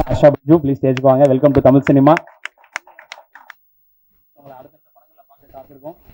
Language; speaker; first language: Tamil; native; Tamil